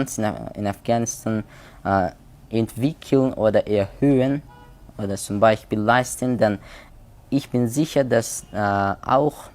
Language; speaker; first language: German; non-native, learner; Hazaragi